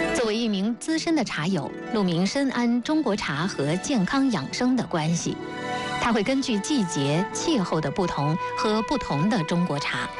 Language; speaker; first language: Chinese; native; Chinese